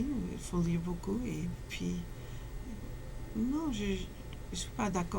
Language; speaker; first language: French; non-native, fluent; English